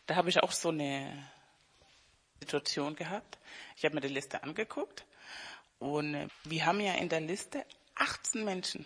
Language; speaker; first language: German; non-native, fluent; Spanish